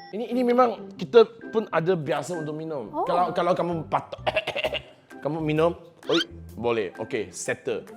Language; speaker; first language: Malay; non-native, local second language; Chinese